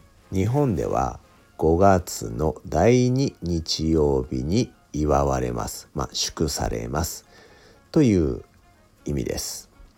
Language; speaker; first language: Japanese; native; Japanese